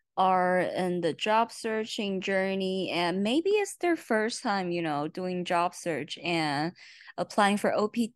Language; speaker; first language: English; non-native, fluent; Chinese